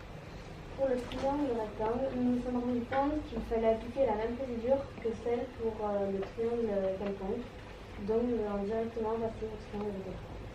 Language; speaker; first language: French; native; French